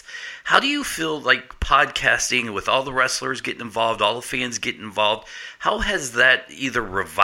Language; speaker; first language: English; native; English